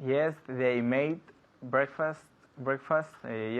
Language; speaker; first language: English; non-native, learner; Spanish